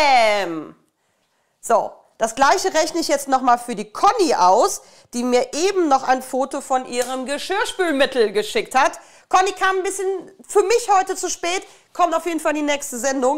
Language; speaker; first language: German; native; German